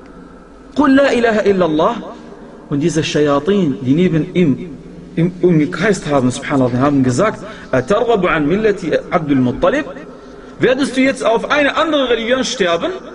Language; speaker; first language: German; non-native, fluent; Arabic